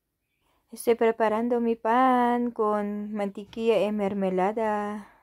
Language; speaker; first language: Spanish; non-native, learner; Filipino